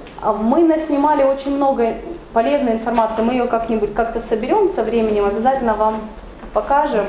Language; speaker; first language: Russian; native; Russian